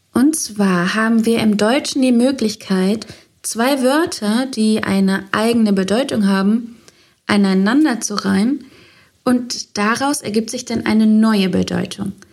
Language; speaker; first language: German; native; German